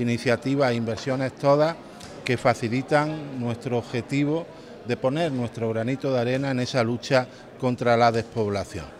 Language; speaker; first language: Spanish; native; Spanish